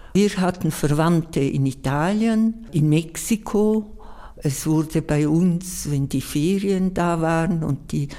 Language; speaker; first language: German; non-native, local second language; Romansh